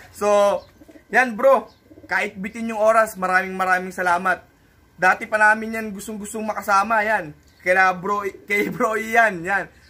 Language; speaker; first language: Filipino; native; Filipino